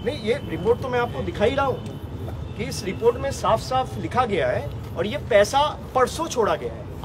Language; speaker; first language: Hindi; non-native, local second language; Bangla